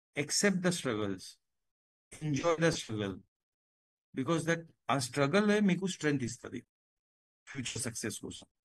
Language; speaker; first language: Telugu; non-native, fluent; Gujarati